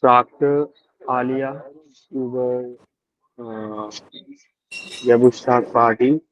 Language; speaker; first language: German; non-native, learner; Hindi